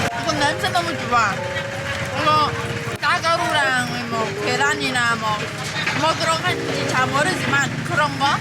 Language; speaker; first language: Korean; non-native, fluent; Khmer